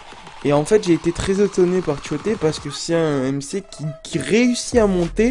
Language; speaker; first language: French; native; French